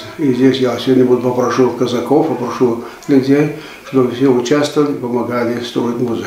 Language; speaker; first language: Russian; early bilingual, heritage; Russian